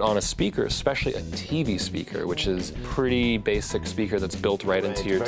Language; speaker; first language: English; native; English